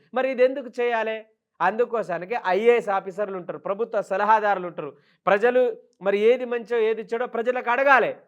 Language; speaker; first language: Telugu; non-native, local second language; Lambadi